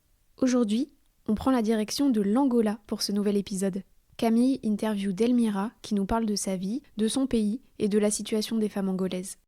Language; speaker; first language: French; native; French